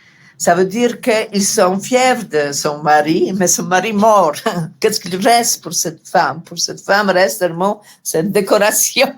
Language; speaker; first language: French; non-native, fluent; Polish